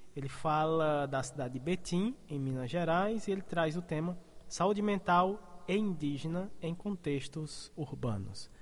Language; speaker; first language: Portuguese; native; Portuguese